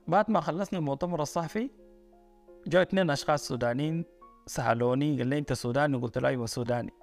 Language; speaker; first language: Arabic; native; Arabic